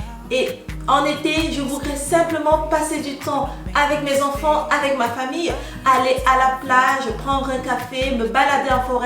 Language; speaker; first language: French; native; French